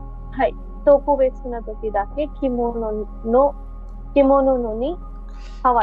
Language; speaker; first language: Japanese; non-native, learner; Hindi